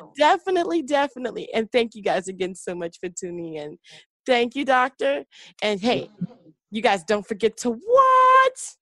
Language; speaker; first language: English; native; English